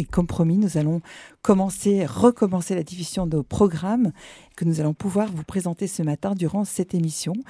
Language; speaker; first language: French; native; French